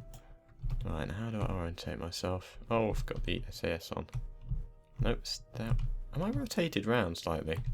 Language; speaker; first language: English; native; English